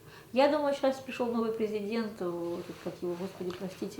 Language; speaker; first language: Russian; native; Russian